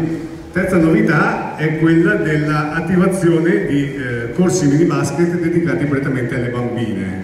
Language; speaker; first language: Italian; native; Italian